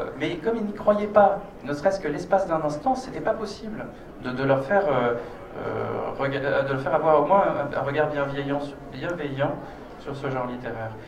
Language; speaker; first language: French; native; French